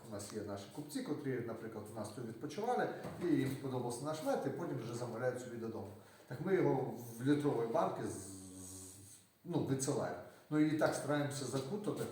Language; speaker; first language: Ukrainian; native; Ukrainian